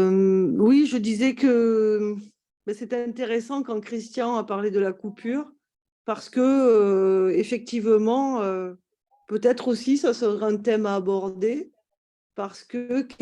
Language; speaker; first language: French; native; French